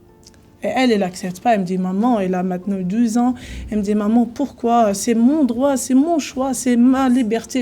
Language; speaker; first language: French; non-native, local second language; Arabic